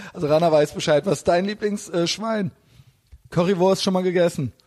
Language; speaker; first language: German; native; German